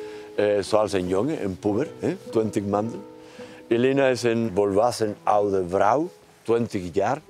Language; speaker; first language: Dutch; non-native, learner; Spanish